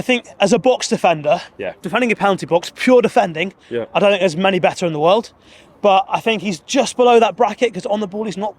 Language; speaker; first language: English; native; English